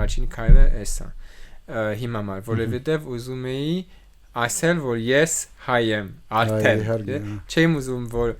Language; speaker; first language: Armenian; non-native, learner; French